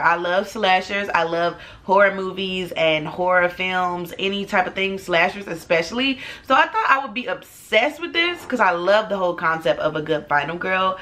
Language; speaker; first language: English; native; English